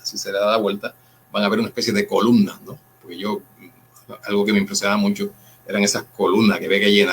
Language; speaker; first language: Spanish; native; Spanish